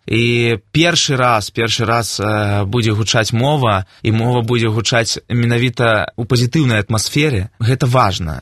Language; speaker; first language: Belarusian; non-native, local second language; Russian